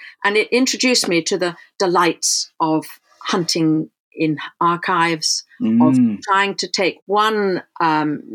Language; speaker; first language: English; native; English